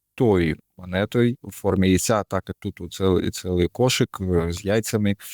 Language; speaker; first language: Ukrainian; native; Ukrainian